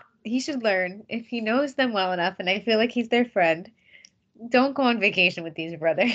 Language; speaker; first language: English; native; English